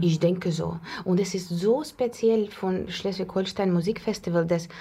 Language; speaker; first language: German; non-native, fluent; Russian